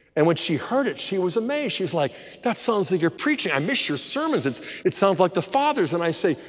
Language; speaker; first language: English; native; English